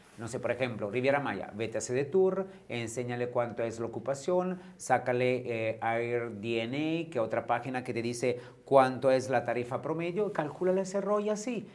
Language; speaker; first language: Spanish; non-native, fluent; Italian